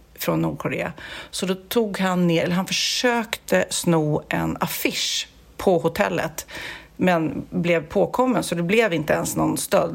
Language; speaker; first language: Swedish; native; Swedish